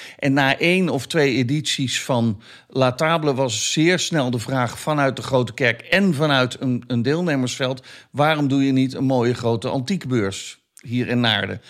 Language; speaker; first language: Dutch; native; Dutch